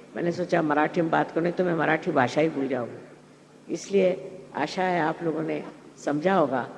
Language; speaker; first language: Hindi; non-native, local second language; Marathi